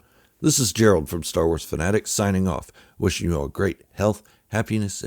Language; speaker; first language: English; native; English